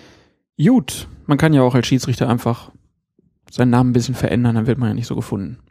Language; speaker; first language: German; native; German